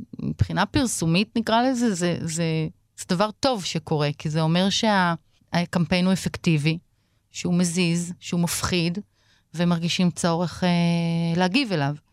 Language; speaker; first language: Hebrew; native; Hebrew